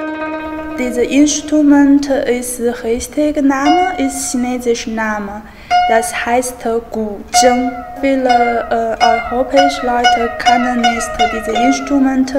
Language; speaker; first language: German; non-native, learner; Chinese